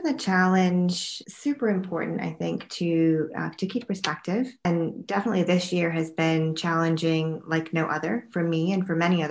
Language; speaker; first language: English; native; English